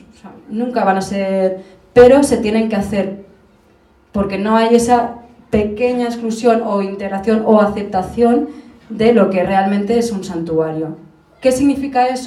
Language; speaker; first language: Spanish; native; Spanish